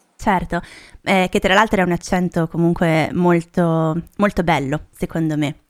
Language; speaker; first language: Italian; native; Italian